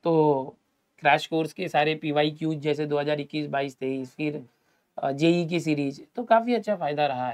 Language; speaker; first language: Hindi; non-native, local second language; Marathi